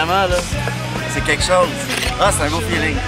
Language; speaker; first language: French; native; French